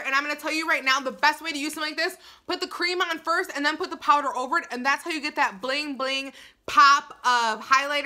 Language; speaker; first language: English; native; English